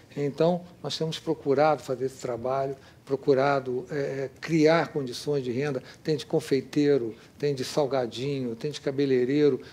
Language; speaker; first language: Portuguese; native; Portuguese